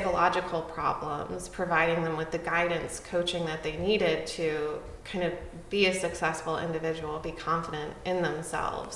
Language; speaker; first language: English; native; English